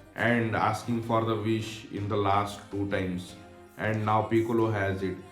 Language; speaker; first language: English; non-native, local second language; Marathi